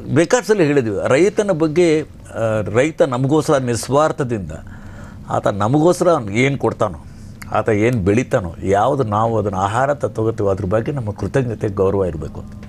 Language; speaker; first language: Kannada; native; Kannada